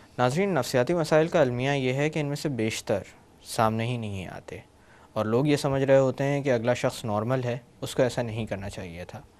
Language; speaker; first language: Urdu; native; Urdu